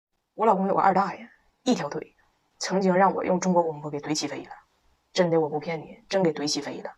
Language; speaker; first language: Chinese; native; Chinese